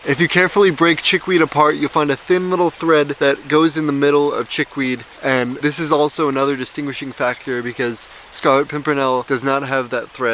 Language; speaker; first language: English; native; English